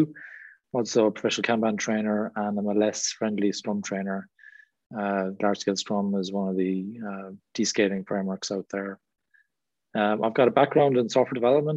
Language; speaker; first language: English; native; English